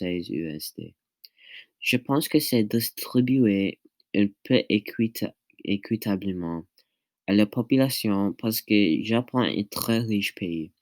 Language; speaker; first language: French; non-native, learner; English